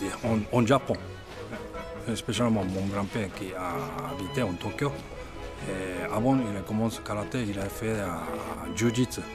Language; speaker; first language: French; non-native, learner; Japanese